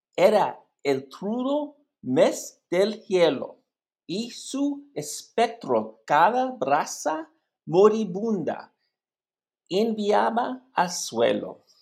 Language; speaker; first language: Spanish; non-native, learner; English